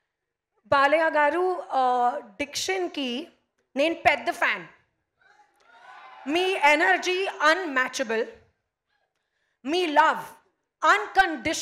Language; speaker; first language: Telugu; non-native, learner; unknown